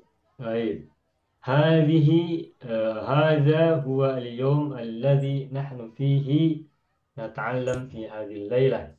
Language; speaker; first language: Arabic; non-native, fluent; Indonesian